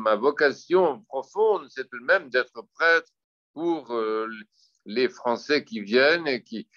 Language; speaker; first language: French; native; French